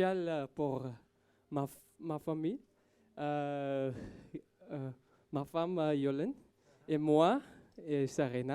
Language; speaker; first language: French; non-native, learner; English